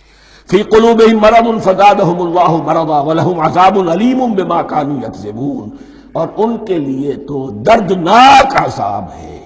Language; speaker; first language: Urdu; native; Urdu